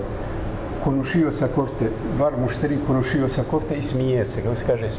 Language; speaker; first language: Turkish; non-native, learner; Bosnian